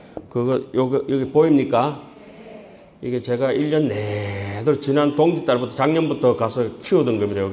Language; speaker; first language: Korean; native; Korean